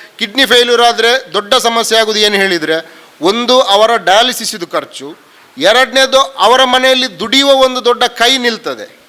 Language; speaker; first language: Kannada; native; Kannada